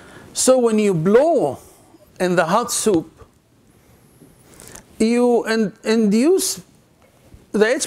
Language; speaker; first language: English; non-native, fluent; Arabic